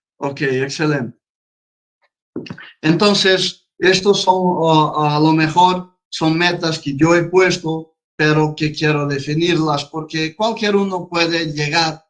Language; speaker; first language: Spanish; non-native, fluent; Portuguese